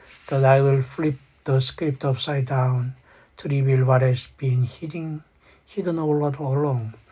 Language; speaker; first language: English; non-native, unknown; Korean